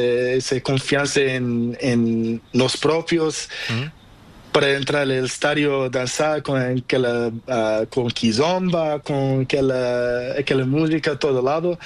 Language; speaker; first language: Spanish; non-native, learner; Portuguese